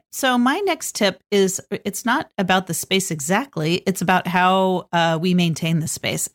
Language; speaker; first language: English; native; English